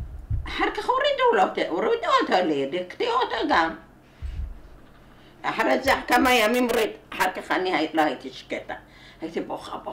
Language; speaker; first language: Hebrew; non-native, learner; Arabic